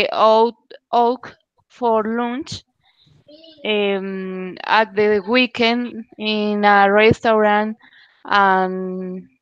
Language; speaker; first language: English; non-native, learner; Spanish